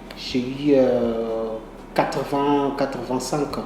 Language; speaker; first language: French; non-native, learner; Portuguese